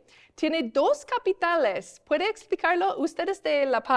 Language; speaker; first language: Spanish; non-native, learner; English